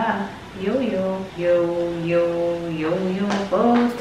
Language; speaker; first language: Filipino; non-native, local second language; Hiligaynon